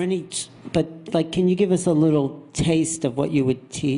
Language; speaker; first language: English; native; English